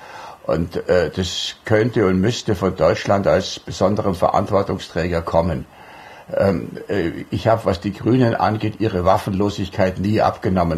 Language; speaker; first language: German; native; German